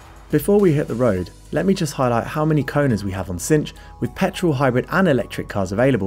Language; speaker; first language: English; native; English